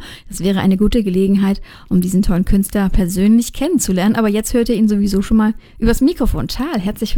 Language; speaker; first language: German; native; German